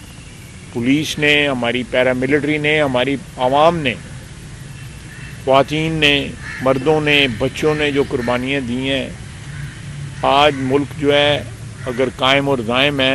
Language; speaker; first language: Urdu; non-native, local second language; Punjabi